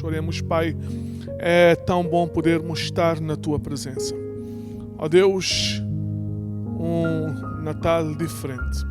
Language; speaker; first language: Portuguese; native; Portuguese